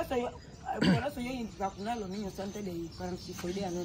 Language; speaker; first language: Spanish; non-native, local second language; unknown